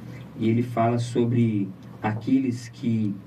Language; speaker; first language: Portuguese; native; Portuguese